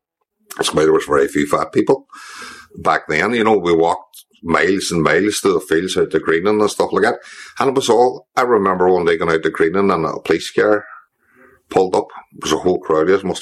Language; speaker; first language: English; native; English